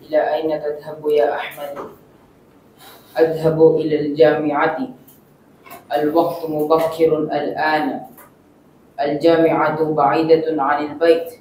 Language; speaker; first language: Arabic; non-native, learner; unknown